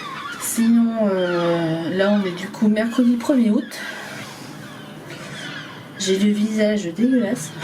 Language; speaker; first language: French; native; French